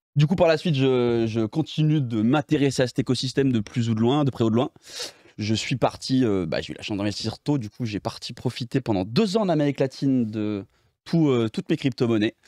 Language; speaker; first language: French; native; French